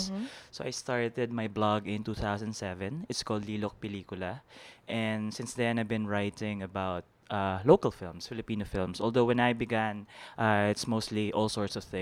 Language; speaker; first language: English; non-native, local second language; Filipino